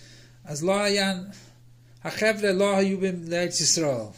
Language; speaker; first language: Hebrew; non-native, fluent; English